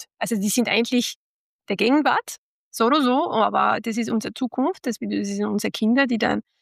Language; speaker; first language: German; non-native, fluent; Arabic